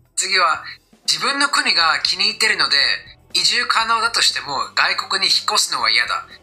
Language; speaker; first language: Japanese; non-native, fluent; English